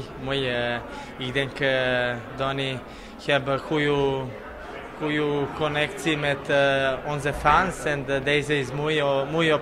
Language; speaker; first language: Dutch; non-native, learner; Serbian